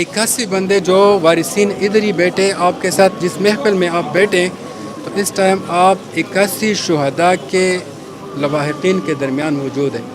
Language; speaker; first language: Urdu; non-native, local second language; Pashto